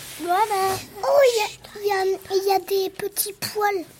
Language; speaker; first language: French; native; French